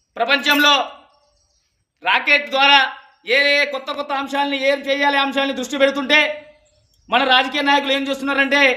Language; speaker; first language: Telugu; non-native, local second language; Lambadi